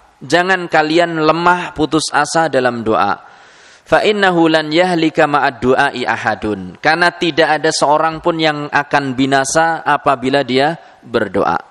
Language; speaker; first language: Indonesian; native; Indonesian